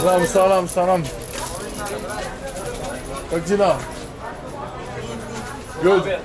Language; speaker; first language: Russian; non-native, learner; French